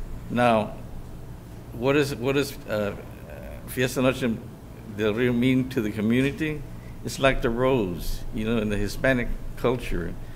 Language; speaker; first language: English; native; English